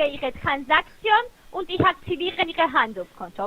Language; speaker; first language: German; non-native, fluent; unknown